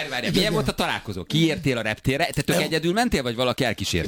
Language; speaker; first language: Hungarian; native; Hungarian